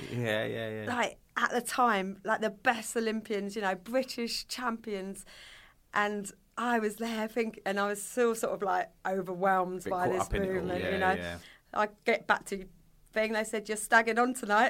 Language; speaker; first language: English; native; English